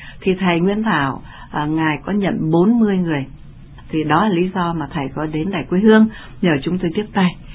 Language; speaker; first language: Vietnamese; native; Vietnamese